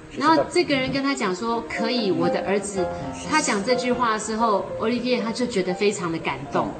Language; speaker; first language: Chinese; native; Chinese